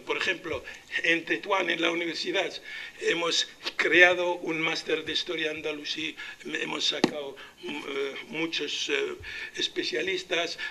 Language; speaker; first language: Spanish; non-native, local second language; Arabic